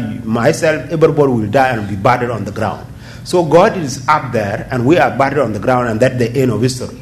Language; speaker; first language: English; non-native, fluent; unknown